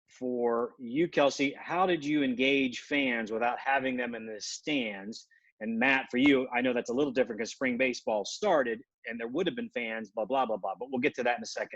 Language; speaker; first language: English; native; English